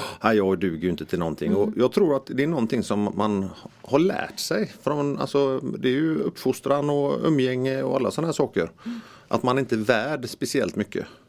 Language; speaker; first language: Swedish; native; Swedish